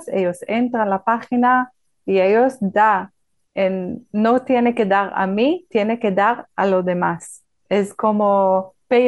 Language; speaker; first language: Spanish; non-native, fluent; Hebrew